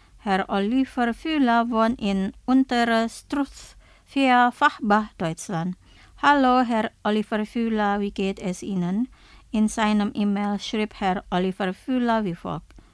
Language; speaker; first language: German; non-native, fluent; Indonesian